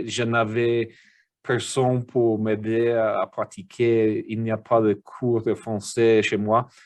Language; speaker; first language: French; non-native, learner; English